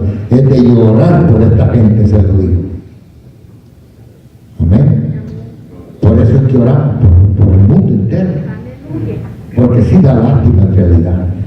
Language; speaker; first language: Spanish; native; Spanish